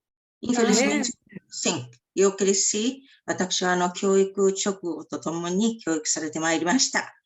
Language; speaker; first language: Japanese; early bilingual, heritage; Japanese